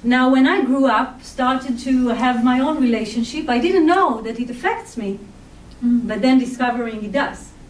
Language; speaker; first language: English; non-native, fluent; Hebrew